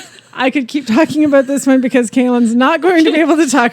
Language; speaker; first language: English; native; English